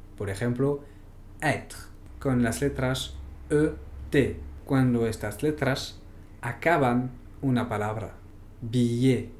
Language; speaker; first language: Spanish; non-native, fluent; French